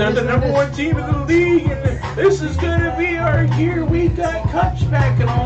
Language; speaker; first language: English; native; English